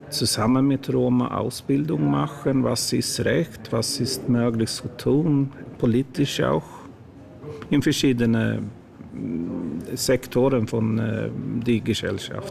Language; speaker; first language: German; non-native, fluent; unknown